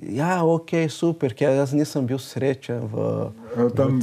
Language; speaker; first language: Slovenian; non-native, learner; Portuguese